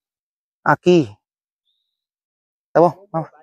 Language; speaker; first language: Portuguese; non-native, learner; Vietnamese